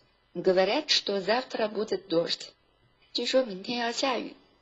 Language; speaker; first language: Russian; non-native, fluent; Chinese